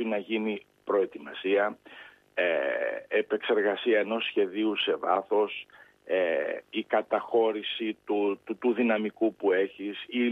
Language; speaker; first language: Greek; native; Greek